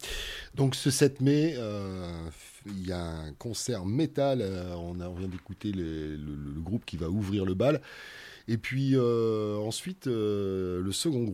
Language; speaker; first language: French; native; French